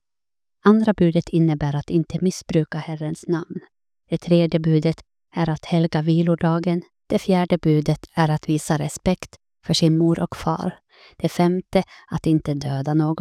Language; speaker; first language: Swedish; native; Swedish